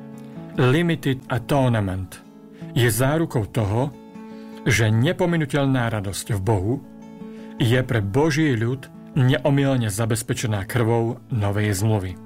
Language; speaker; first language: Slovak; native; Slovak